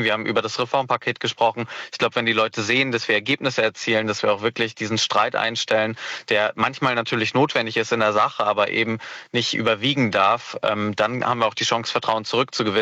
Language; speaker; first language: German; native; German